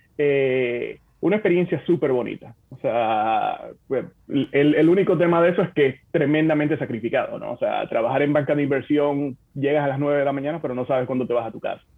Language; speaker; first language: Spanish; native; Spanish